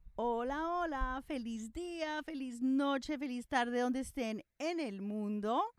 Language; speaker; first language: Spanish; early bilingual, other home language; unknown